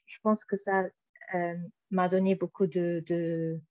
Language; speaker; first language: French; non-native, fluent; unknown